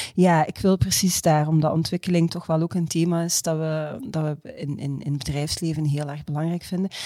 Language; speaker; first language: Dutch; native; Dutch